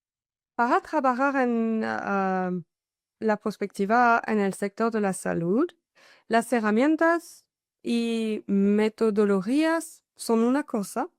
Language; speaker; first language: Spanish; non-native, fluent; French